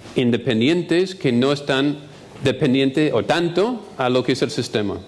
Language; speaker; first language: Spanish; non-native, fluent; English